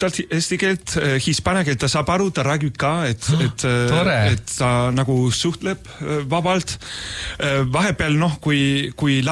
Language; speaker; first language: Estonian; non-native, fluent; Spanish